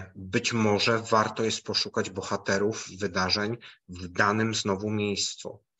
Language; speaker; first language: Polish; native; Polish